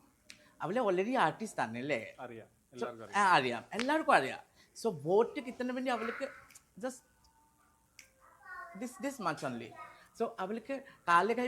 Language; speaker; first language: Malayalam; non-native, local second language; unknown